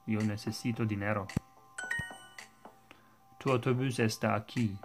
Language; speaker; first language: Spanish; non-native, learner; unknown